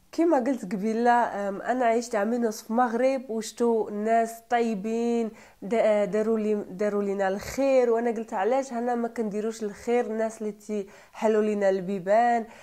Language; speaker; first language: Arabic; non-native, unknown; Turkish